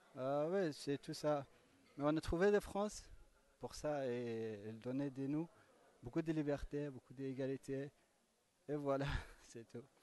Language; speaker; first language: French; non-native, learner; Kurdish